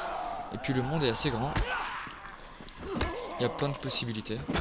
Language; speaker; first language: French; native; French